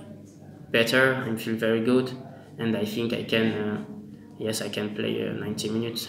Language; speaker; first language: English; non-native, learner; French